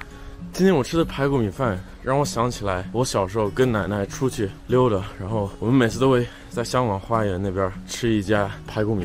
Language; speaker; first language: Chinese; early bilingual, other home language; English